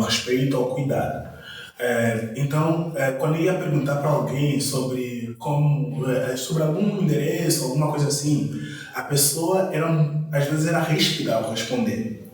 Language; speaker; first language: Portuguese; non-native, local second language; Kongo